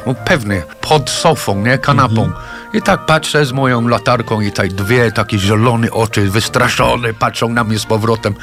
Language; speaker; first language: Polish; non-native, fluent; English